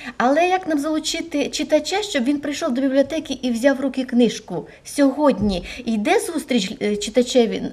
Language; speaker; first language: Ukrainian; native; Ukrainian